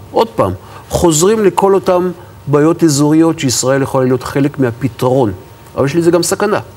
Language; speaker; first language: Hebrew; native; Hebrew